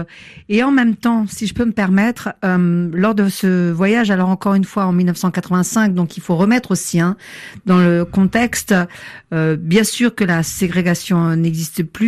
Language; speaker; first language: French; native; French